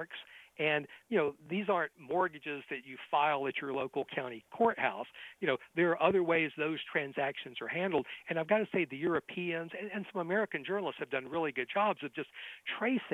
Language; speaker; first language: English; native; English